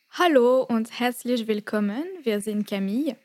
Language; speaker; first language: German; non-native, fluent; French